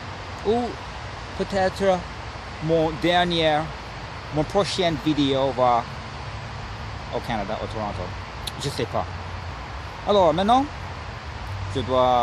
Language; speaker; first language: French; non-native, learner; English